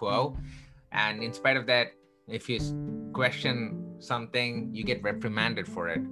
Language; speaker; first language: English; non-native, local second language; Tamil